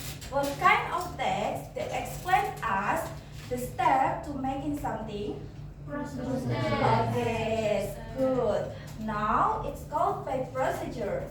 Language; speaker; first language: English; non-native, learner; Indonesian